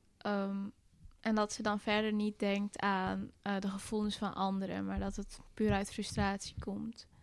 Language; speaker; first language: Dutch; early bilingual, other home language; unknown